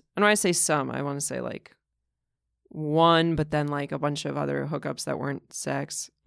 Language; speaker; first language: English; early bilingual, other home language; Russian